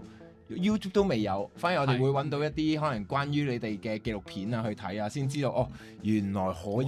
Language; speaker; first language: Cantonese; native; Cantonese